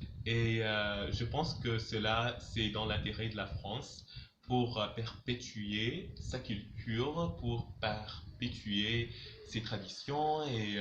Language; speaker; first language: French; non-native, local second language; Arabic